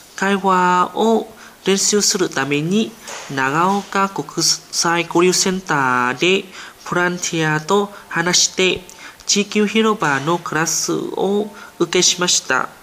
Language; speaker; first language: Japanese; non-native, learner; Vietnamese